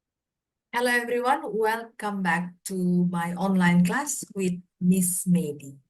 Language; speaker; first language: English; non-native, fluent; Indonesian